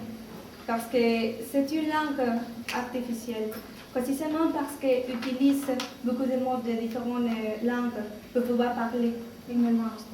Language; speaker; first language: French; non-native, learner; Spanish